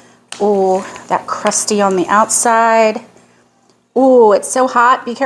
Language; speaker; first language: English; native; English